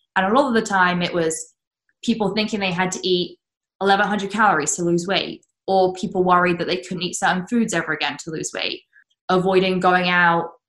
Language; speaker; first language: English; native; English